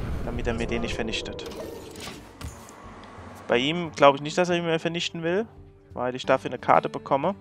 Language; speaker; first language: German; native; German